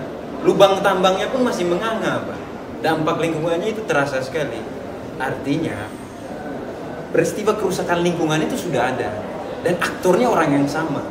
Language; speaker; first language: Indonesian; native; Indonesian